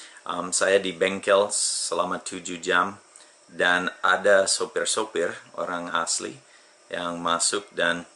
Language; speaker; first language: Indonesian; non-native, fluent; English